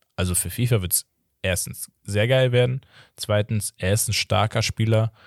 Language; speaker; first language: German; early bilingual, other home language; Portuguese